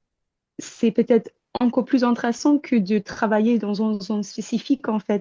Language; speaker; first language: French; non-native, fluent; English